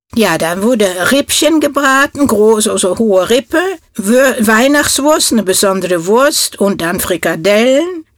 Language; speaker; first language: German; non-native, fluent; Norwegian